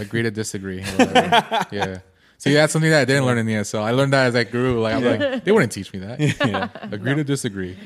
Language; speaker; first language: English; early bilingual, other home language; Spanish